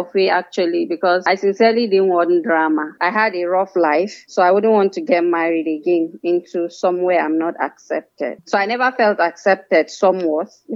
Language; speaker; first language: English; non-native, local second language; Hausa